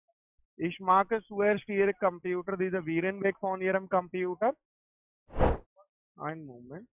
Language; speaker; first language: German; non-native, learner; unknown